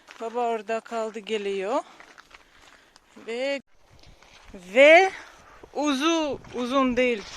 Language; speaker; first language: Turkish; non-native, learner; Russian